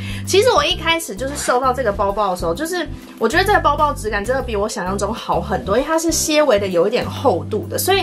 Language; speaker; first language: Chinese; native; Chinese